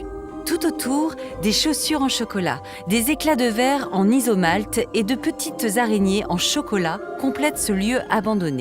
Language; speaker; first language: French; native; French